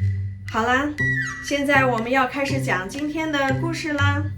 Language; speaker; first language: Chinese; native; Chinese